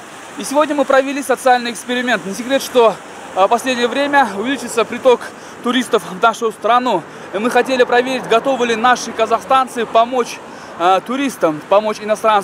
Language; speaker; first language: Russian; native; Russian